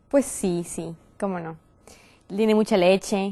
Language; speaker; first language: Spanish; native; Spanish